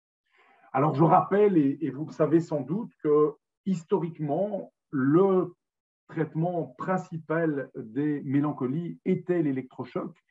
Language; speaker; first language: French; native; French